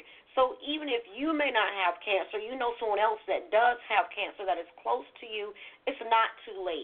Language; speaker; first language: English; native; English